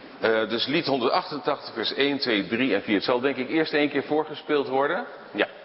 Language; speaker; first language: Dutch; native; Dutch